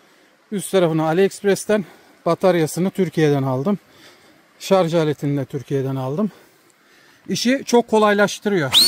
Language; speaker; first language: Turkish; native; Turkish